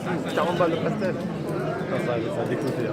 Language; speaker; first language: French; native; French